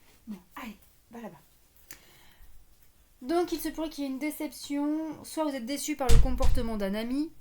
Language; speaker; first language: French; native; French